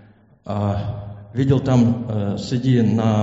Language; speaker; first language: Czech; non-native, learner; Ukrainian